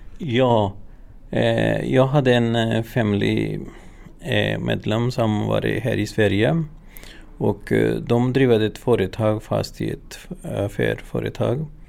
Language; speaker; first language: Swedish; non-native, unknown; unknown